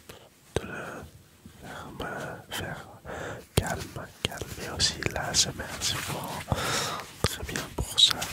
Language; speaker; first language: French; non-native, learner; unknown